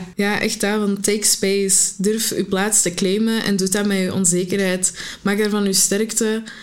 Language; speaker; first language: Dutch; early bilingual, other home language; Arabic